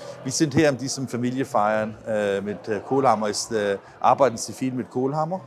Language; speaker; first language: German; non-native, learner; Danish